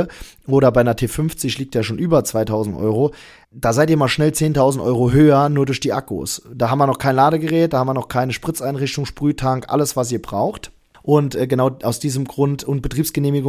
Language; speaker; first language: German; native; German